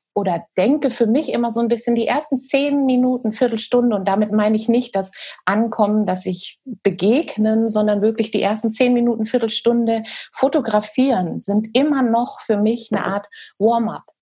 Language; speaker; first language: German; native; German